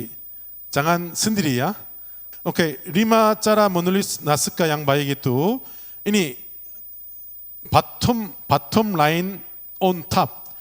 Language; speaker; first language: Indonesian; non-native, learner; Korean